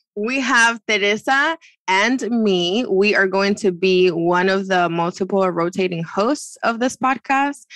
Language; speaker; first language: English; non-native, fluent; Spanish